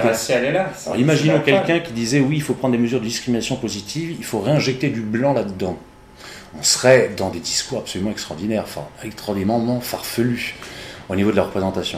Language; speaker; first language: French; native; French